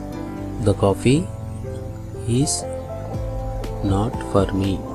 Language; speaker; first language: English; non-native, local second language; Telugu